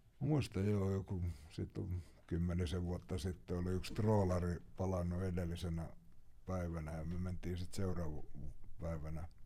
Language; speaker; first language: Finnish; native; Finnish